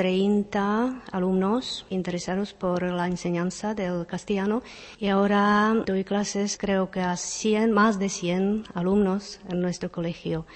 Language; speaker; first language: Spanish; non-native, fluent; Czech